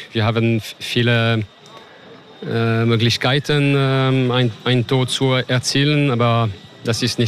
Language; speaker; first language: German; non-native, learner; French